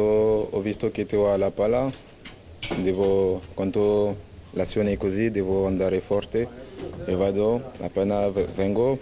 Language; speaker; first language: Italian; non-native, fluent; French